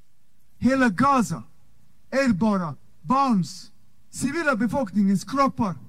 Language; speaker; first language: Swedish; non-native, fluent; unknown